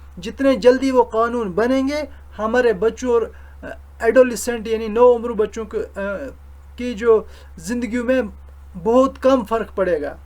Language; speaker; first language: Urdu; non-native, local second language; Kashmiri